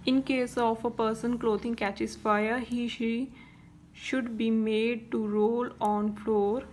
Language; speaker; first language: English; non-native, local second language; Punjabi